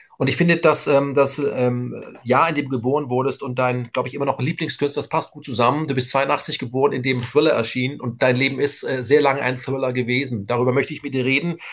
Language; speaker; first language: German; native; German